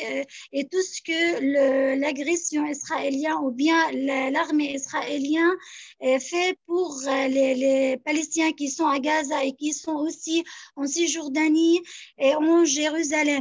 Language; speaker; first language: French; non-native, fluent; Arabic